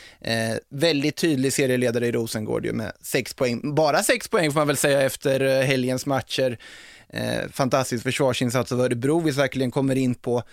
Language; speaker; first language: Swedish; native; Swedish